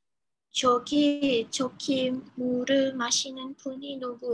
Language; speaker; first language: Korean; non-native, learner; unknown